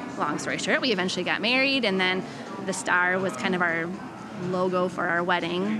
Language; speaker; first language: English; native; English